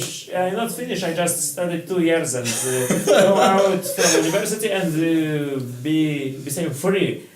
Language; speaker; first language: English; non-native, learner; Russian